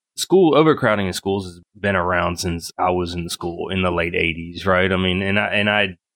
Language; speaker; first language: English; native; English